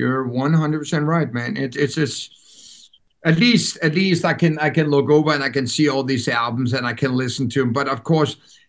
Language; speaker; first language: English; non-native, fluent; Danish